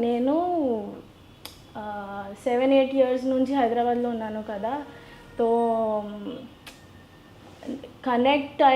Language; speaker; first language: Telugu; non-native, local second language; Gujarati